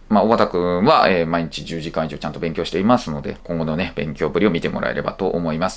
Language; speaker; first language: Japanese; native; Japanese